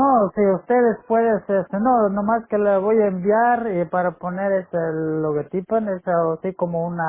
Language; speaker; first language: Spanish; non-native, local second language; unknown